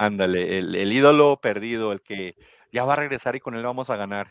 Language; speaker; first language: Spanish; native; Spanish